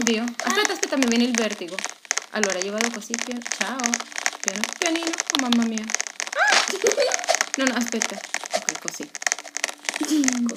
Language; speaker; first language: Italian; non-native, fluent; Spanish